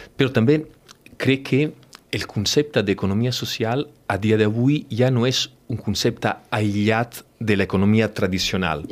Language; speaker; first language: Catalan; non-native, fluent; Italian